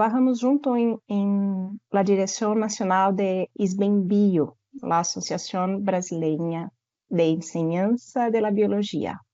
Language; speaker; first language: Spanish; non-native, fluent; Portuguese